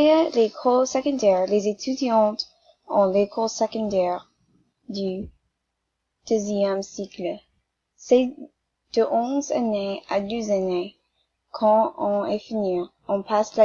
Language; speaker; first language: French; non-native, learner; English